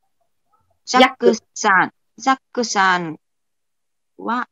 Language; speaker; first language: Japanese; non-native, learner; Vietnamese